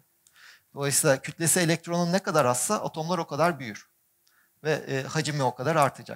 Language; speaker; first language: Turkish; native; Turkish